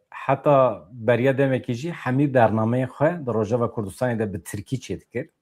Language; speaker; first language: Kurdish; native; Kurdish